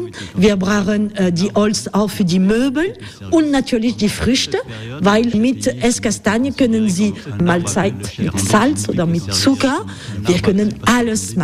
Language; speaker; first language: German; non-native, fluent; French